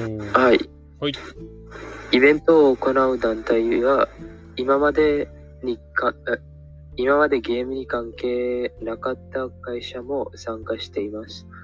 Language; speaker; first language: Japanese; non-native, learner; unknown